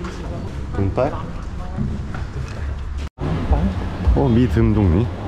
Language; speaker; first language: Thai; non-native, learner; Korean